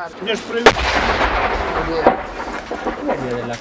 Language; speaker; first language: Russian; native; Russian